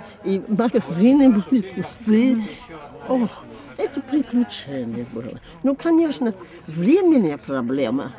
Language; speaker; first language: Russian; non-native, fluent; English